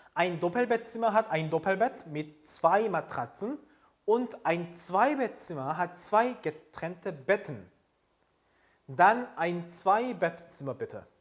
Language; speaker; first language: German; non-native, fluent; Korean